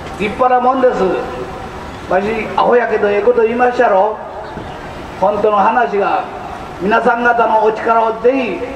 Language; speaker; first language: Japanese; native; Japanese